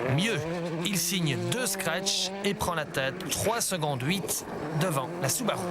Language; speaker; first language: French; native; French